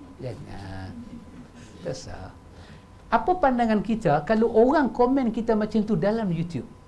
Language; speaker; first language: Malay; native; Malay